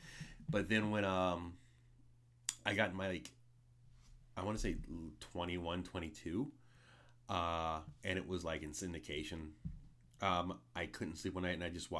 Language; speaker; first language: English; native; English